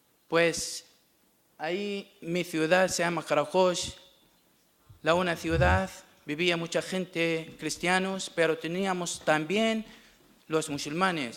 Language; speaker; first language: Spanish; non-native, learner; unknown